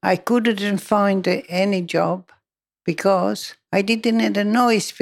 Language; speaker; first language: English; non-native, learner; Italian